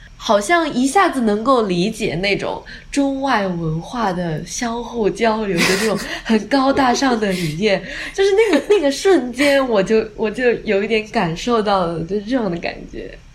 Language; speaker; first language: Chinese; non-native, local second language; Wu Chinese